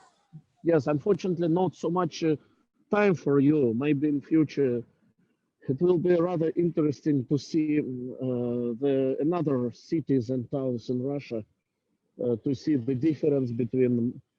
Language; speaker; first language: English; non-native, learner; Russian